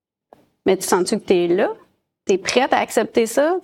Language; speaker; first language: French; native; French